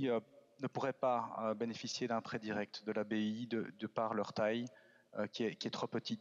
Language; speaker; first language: French; native; French